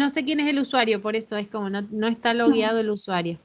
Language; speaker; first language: Spanish; native; Spanish